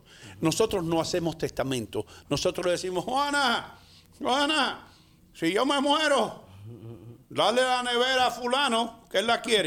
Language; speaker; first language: Spanish; native; Spanish